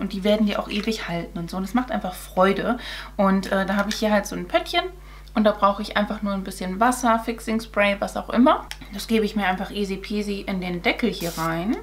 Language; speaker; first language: German; native; German